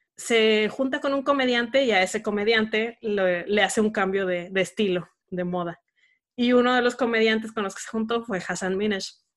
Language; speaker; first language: Spanish; native; Spanish